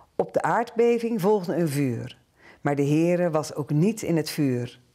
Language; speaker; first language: Dutch; native; Dutch